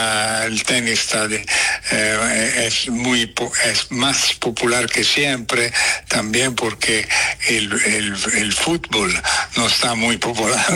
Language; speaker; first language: Spanish; non-native, fluent; Italian